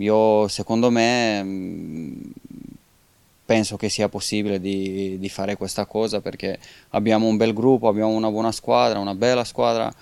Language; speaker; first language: Italian; non-native, fluent; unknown